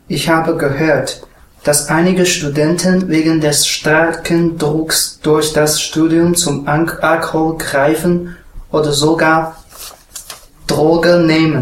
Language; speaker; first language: German; non-native, learner; Chinese